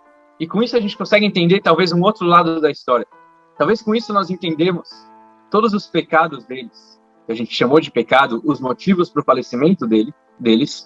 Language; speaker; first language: Portuguese; native; Portuguese